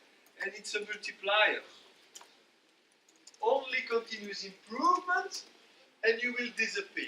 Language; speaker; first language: English; non-native, fluent; French